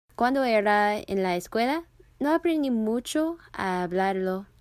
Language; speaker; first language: English; native; English